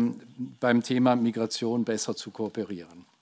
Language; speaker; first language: German; native; German